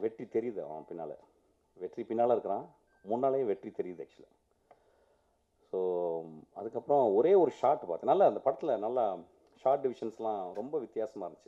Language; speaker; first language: Tamil; native; Tamil